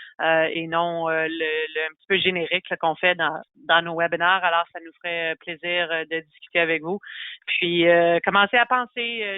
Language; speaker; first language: French; native; French